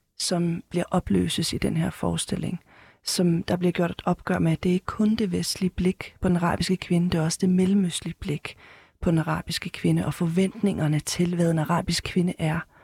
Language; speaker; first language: Danish; early bilingual, heritage; Danish